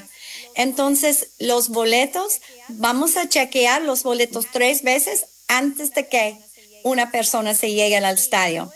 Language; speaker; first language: Spanish; non-native, fluent; English